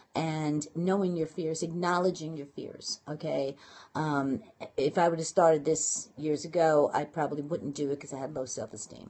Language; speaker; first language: English; native; English